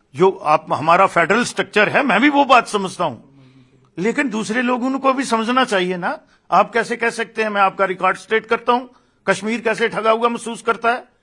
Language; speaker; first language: Hindi; non-native, local second language; Dogri